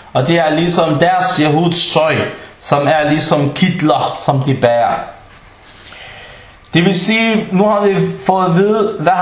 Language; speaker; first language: Danish; early bilingual, other home language; Arabic